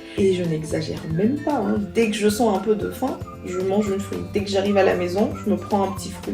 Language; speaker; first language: French; non-native, local second language; Malagasy